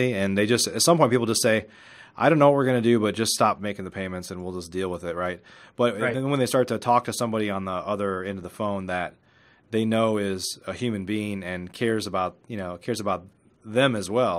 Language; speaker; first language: English; native; English